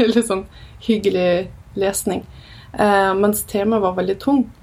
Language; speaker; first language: Norwegian; early bilingual, other home language; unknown